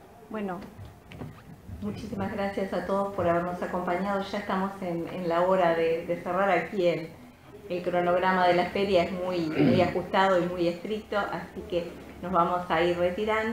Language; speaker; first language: Spanish; native; Spanish